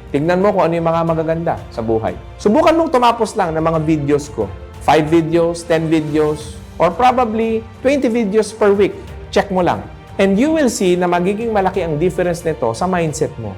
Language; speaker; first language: Filipino; native; Filipino